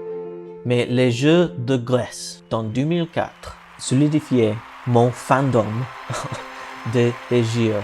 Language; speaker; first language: French; non-native, learner; English